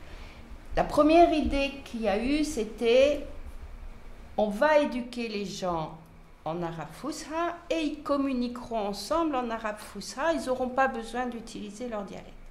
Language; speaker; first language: French; native; French